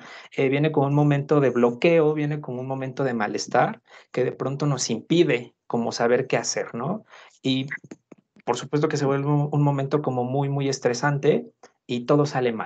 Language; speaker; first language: Spanish; native; Spanish